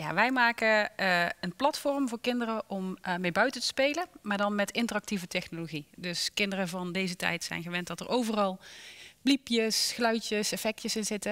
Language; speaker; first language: Dutch; native; Dutch